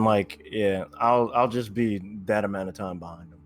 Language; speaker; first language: English; native; English